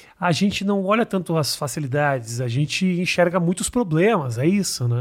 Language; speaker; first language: Portuguese; native; Portuguese